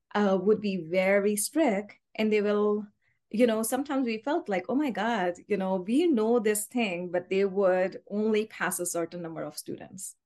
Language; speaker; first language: English; non-native, local second language; Urdu